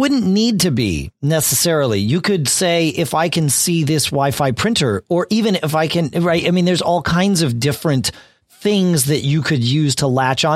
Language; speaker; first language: English; native; English